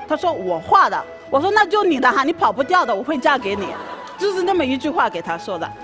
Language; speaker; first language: Chinese; non-native, fluent; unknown